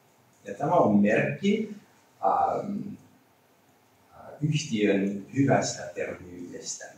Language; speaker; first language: Finnish; non-native, learner; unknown